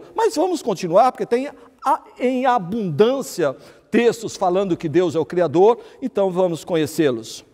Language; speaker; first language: Portuguese; native; Portuguese